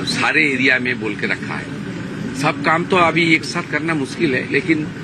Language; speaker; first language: Hindi; non-native, local second language; Bangla